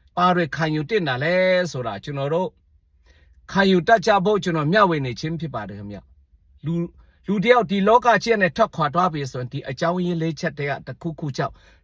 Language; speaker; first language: Burmese; non-native, local second language; Shan